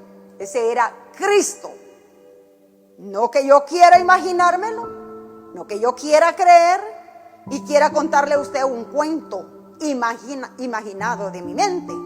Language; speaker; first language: Spanish; native; Spanish